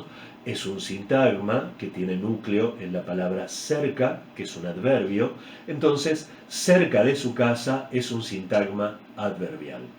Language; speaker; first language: Spanish; native; Spanish